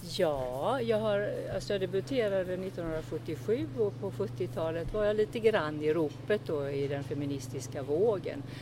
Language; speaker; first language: Swedish; early bilingual, other home language; Estonian